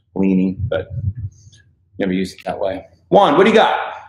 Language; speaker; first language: English; native; English